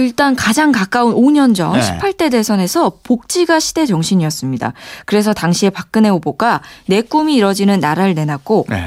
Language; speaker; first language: Korean; native; Korean